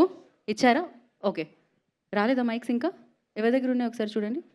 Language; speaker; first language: Telugu; native; Telugu